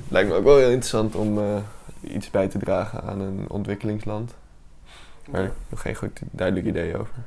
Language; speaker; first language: Dutch; native; Dutch